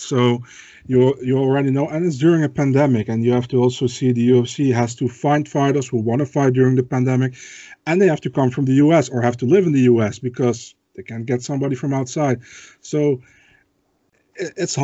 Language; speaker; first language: English; non-native, fluent; Dutch